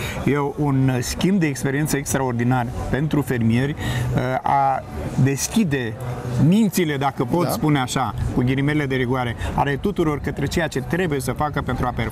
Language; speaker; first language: Romanian; native; Romanian